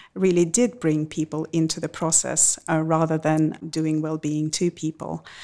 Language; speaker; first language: English; non-native, fluent; Russian